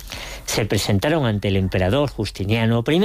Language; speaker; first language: Spanish; native; Spanish